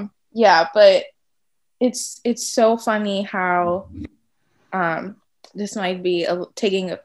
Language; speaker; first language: English; non-native, local second language; Tamil